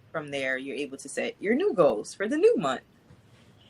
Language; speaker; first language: English; native; English